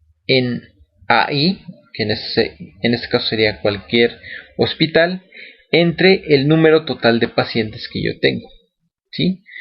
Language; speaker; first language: Spanish; native; Spanish